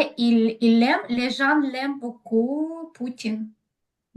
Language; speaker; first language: French; non-native, learner; Ukrainian